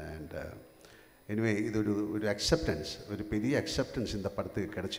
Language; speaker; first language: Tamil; non-native, learner; Malayalam